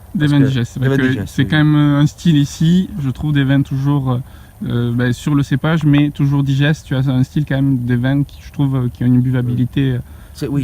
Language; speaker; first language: French; native; French